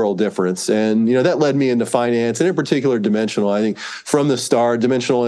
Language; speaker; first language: English; native; English